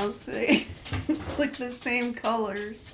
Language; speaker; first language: English; native; English